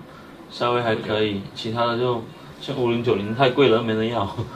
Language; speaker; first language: Chinese; native; Chinese